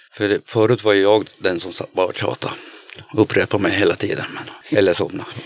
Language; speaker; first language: Swedish; native; Swedish